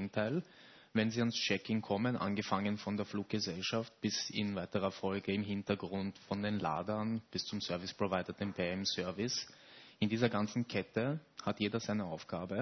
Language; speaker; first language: German; native; German